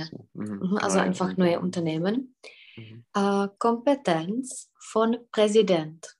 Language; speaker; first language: German; non-native, fluent; Czech